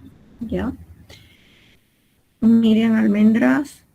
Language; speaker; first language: Spanish; native; Spanish